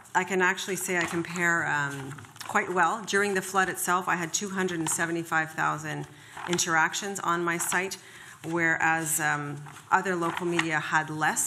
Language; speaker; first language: English; native; English